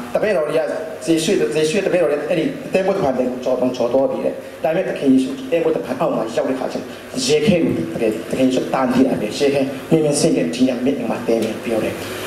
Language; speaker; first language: Burmese; non-native, local second language; Hakha Chin